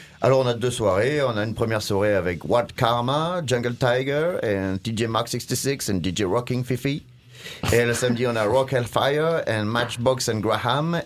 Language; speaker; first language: French; native; French